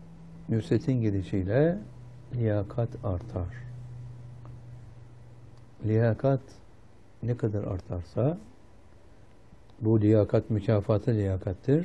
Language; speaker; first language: Turkish; native; Turkish